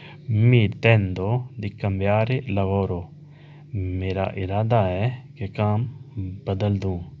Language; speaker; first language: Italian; non-native, learner; Urdu